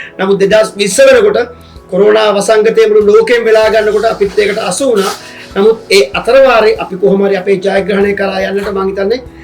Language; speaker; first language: Sinhala; native; Sinhala